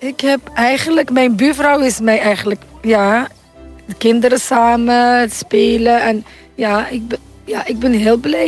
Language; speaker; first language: Dutch; non-native, learner; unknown